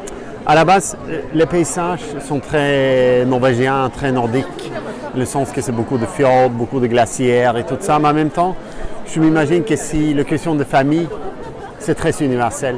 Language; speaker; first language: French; non-native, fluent; Norwegian